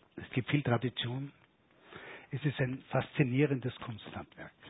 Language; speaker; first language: German; native; German